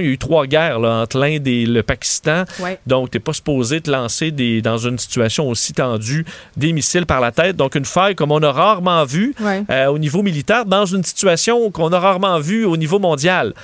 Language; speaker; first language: French; native; French